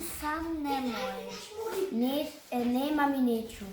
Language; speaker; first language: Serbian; early bilingual, heritage; Serbian